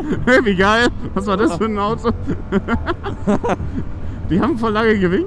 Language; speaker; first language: German; native; German